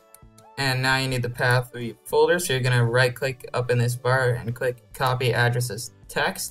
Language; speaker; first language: English; native; English